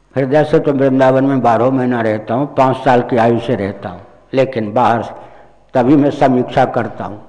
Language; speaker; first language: Hindi; non-native, local second language; Maithili